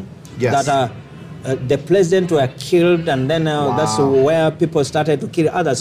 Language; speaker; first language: English; non-native, local second language; Kinyarwanda